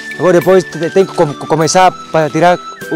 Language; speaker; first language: Portuguese; non-native, learner; Vietnamese